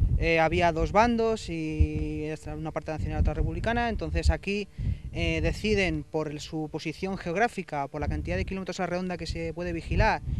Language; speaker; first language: Spanish; native; Spanish